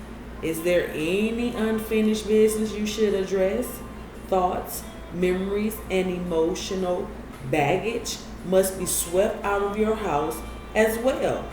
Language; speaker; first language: English; native; English